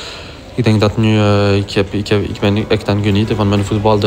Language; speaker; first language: Dutch; non-native, local second language; French